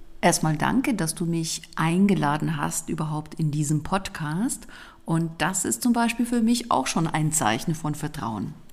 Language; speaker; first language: German; native; German